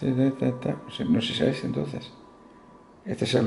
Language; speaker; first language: Spanish; native; Spanish